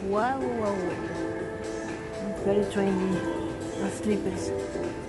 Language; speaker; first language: English; non-native, learner; Spanish